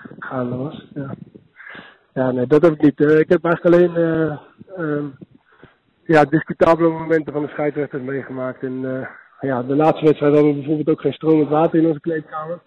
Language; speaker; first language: Dutch; native; Dutch